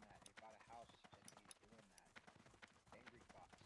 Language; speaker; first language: English; native; English